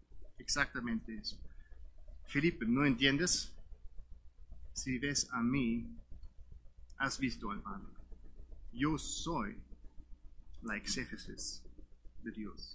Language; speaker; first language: Spanish; non-native, fluent; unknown